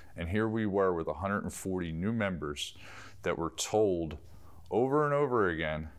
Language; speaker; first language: English; native; English